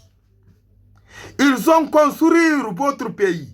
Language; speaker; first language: French; non-native, local second language; Hausa